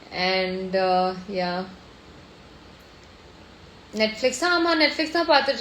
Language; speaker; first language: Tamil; non-native, fluent; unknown